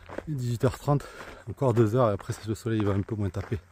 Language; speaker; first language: French; native; French